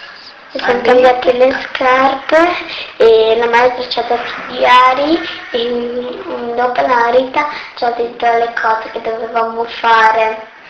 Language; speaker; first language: Italian; early bilingual, other home language; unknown